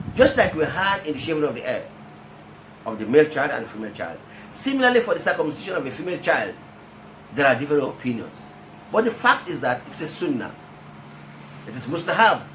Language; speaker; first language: English; non-native, local second language; Yoruba